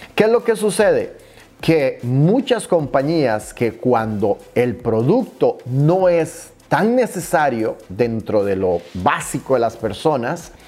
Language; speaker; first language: Spanish; native; Spanish